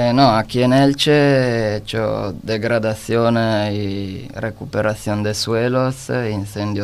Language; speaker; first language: Spanish; non-native, learner; Italian